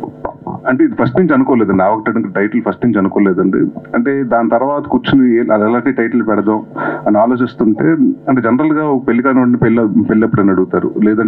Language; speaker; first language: Telugu; native; Telugu